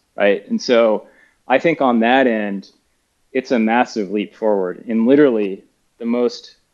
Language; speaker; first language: English; native; English